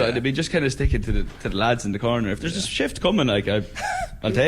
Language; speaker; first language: English; native; English